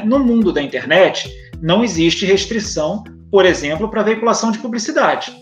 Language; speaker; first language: Portuguese; native; Portuguese